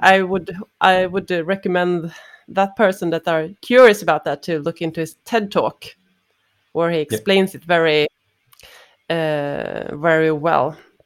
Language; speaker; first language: English; non-native, fluent; Swedish